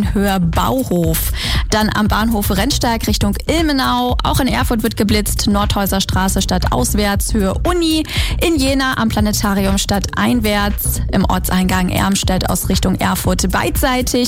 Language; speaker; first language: German; native; German